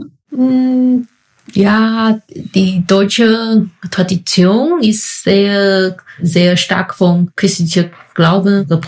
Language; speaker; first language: German; non-native, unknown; Chinese